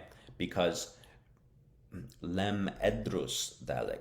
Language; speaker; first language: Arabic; non-native, learner; English